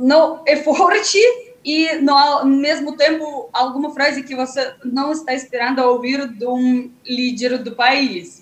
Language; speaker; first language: Portuguese; non-native, fluent; Russian